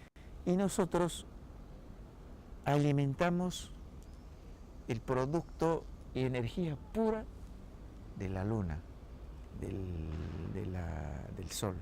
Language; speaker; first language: Spanish; non-native, local second language; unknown